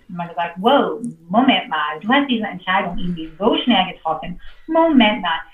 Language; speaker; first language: German; non-native, fluent; English